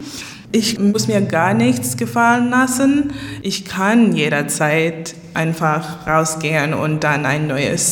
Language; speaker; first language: German; non-native, learner; English